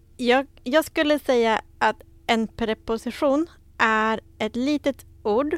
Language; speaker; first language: Swedish; native; Swedish